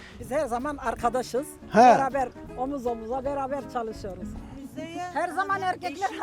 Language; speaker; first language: Turkish; non-native, local second language; Arabic